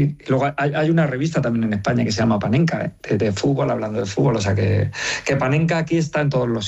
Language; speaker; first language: Spanish; native; Spanish